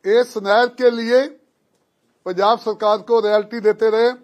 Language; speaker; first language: Hindi; non-native, local second language; Punjabi